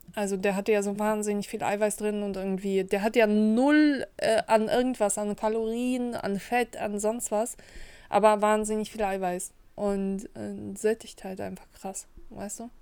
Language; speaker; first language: German; early bilingual, other home language; Russian